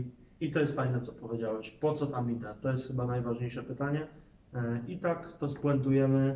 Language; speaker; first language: Polish; native; Polish